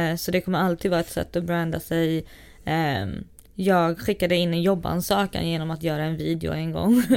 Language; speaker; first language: Swedish; native; Swedish